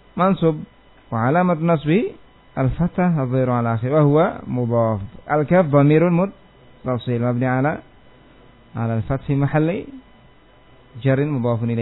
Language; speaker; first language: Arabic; non-native, fluent; Indonesian